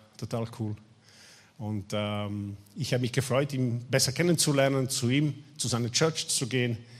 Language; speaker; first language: German; non-native, fluent; Italian